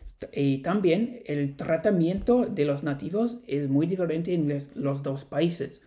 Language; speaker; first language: Spanish; non-native, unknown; English